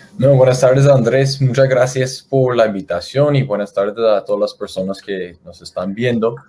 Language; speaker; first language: Spanish; non-native, fluent; English